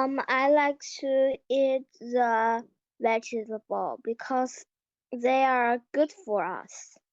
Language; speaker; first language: English; non-native, learner; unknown